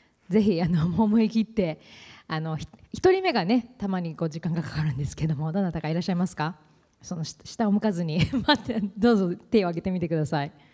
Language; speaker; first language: Japanese; native; Japanese